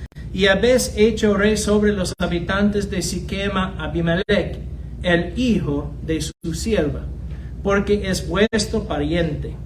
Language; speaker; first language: Spanish; non-native, fluent; English